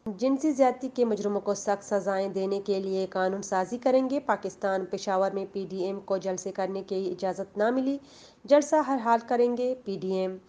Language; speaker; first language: Urdu; non-native, local second language; Baluchi